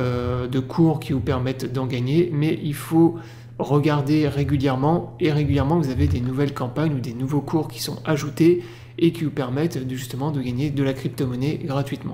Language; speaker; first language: French; native; French